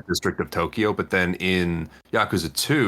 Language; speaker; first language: English; native; English